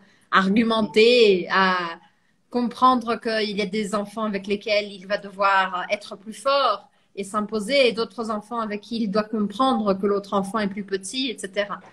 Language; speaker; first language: French; non-native, fluent; Portuguese